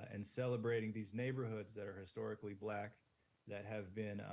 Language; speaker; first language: English; native; English